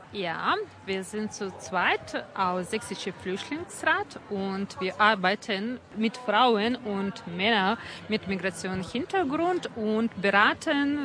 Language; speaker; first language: German; non-native, fluent; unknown